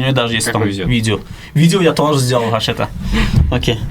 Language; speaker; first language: Russian; non-native, local second language; Uzbek